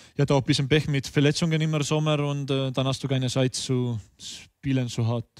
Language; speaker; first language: German; non-native, fluent; Estonian